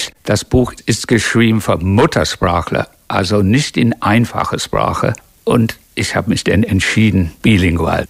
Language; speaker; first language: German; non-native, fluent; English